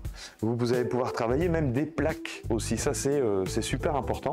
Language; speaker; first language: French; native; French